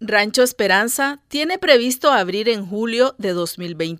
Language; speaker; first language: Spanish; native; Spanish